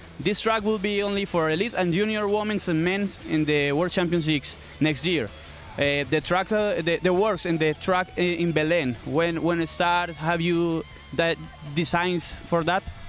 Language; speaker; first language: English; non-native, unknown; Spanish